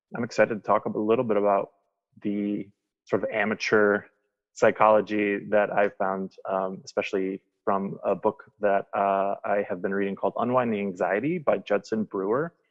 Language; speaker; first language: English; native; English